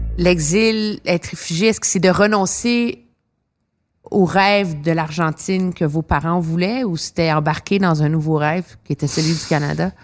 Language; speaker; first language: French; native; French